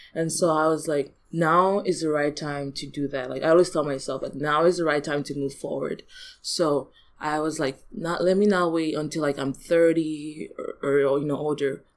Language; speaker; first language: English; early bilingual, other home language; Yoruba